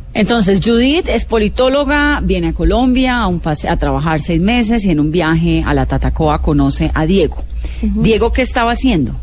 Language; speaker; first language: Spanish; native; Spanish